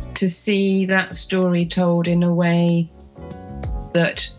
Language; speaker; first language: English; native; English